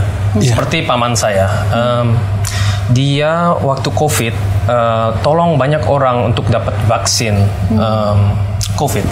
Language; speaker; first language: Indonesian; early bilingual, heritage; English